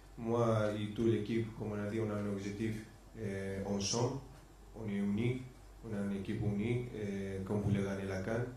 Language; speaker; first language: French; non-native, fluent; Spanish